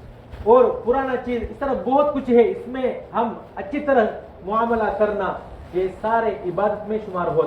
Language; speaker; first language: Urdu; non-native, fluent; Tamil